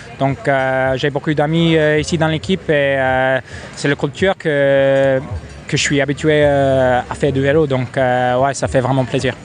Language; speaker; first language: French; non-native, fluent; English